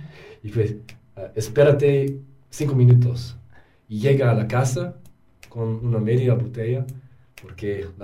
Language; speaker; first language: Spanish; non-native, learner; English